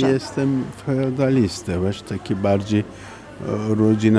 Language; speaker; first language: Polish; non-native, learner; Turkish